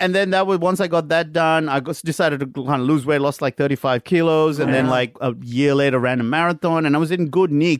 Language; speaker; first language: English; non-native, local second language; Sinhala